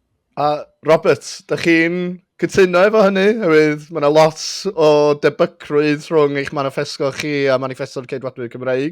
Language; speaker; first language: Welsh; native; Welsh